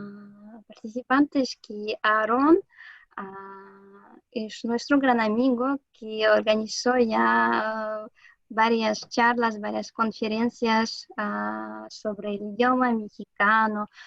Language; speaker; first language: Spanish; non-native, fluent; Russian